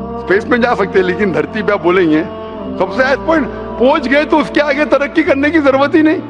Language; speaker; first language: Hindi; non-native, local second language; Konkani